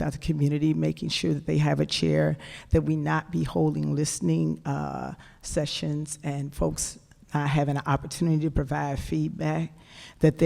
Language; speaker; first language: English; native; English